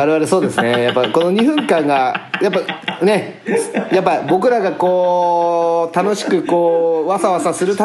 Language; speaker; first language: Japanese; native; Japanese